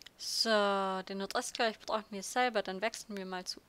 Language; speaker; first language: German; native; German